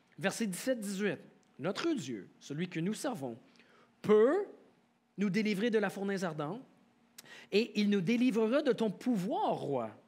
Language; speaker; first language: French; native; French